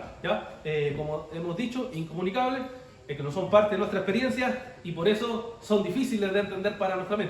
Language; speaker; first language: Spanish; native; Spanish